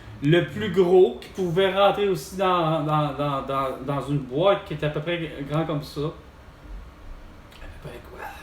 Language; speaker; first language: French; native; French